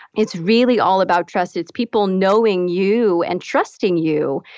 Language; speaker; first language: English; non-native, fluent; Dutch